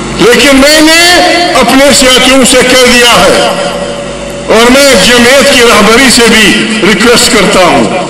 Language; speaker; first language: Urdu; non-native, local second language; Pashto